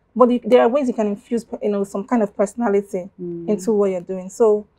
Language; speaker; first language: English; non-native, local second language; Igbo